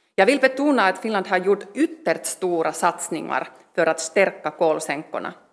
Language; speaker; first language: Swedish; non-native, learner; Finnish